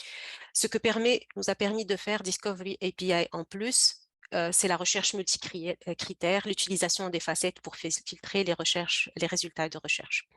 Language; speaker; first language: French; native; French